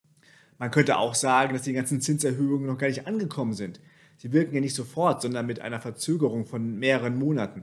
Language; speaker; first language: German; native; German